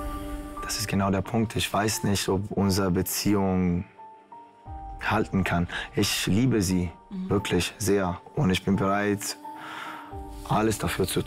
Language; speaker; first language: German; non-native, fluent; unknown